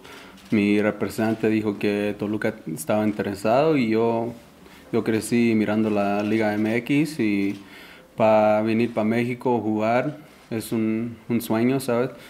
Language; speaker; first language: Spanish; early bilingual, heritage; Spanish